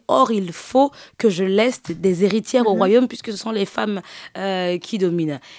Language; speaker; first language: French; early bilingual, other home language; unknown